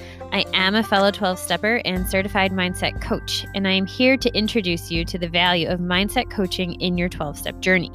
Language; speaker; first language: English; native; English